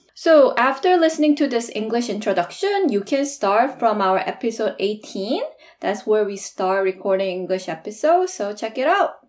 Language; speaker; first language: English; non-native, fluent; Korean